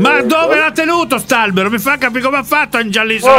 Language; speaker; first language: Italian; native; Italian